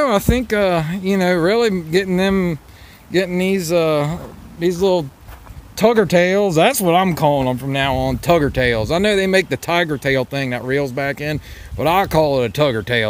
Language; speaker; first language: English; native; English